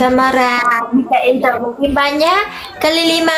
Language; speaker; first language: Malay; non-native, learner; Vietnamese